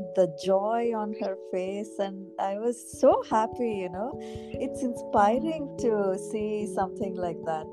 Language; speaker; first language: English; non-native, local second language; Kannada